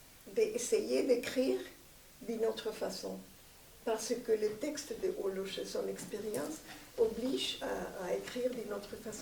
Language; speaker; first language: French; non-native, fluent; Spanish